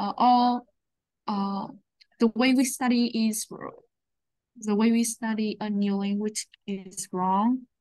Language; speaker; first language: English; non-native, learner; Vietnamese